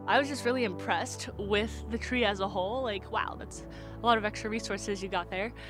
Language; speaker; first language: English; native; English